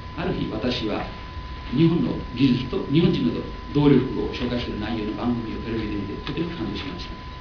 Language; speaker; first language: Japanese; non-native, fluent; Nepali